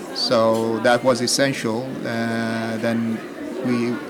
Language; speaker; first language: English; non-native, fluent; Amharic